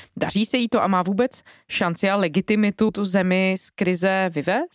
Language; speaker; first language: Czech; native; Czech